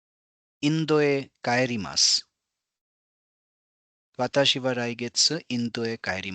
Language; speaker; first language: Japanese; non-native, fluent; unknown